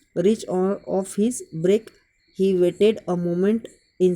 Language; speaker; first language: English; non-native, local second language; Marathi